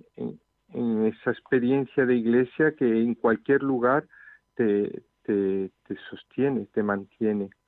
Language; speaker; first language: Spanish; native; Spanish